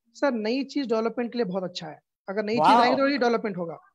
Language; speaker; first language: Hindi; non-native, local second language; Urdu